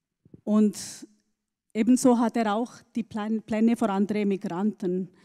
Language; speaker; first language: German; non-native, learner; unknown